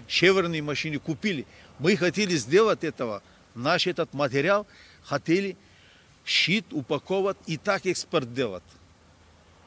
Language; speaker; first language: Russian; non-native, learner; Turkish